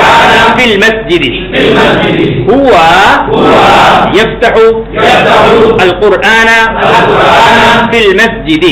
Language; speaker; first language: Arabic; non-native, fluent; Bangla